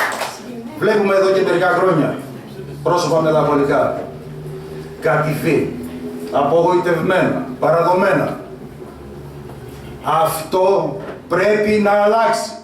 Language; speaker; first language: Greek; native; Greek